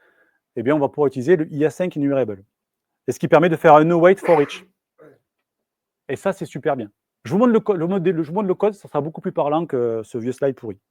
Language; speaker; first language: French; native; French